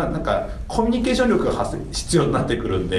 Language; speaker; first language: Japanese; native; Japanese